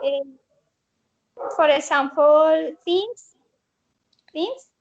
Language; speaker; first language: English; non-native, learner; Spanish